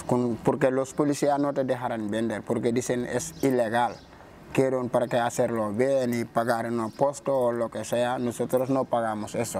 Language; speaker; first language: Spanish; non-native, fluent; Wolof